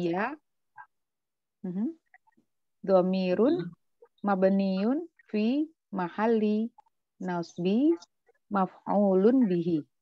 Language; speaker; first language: Arabic; non-native, learner; Indonesian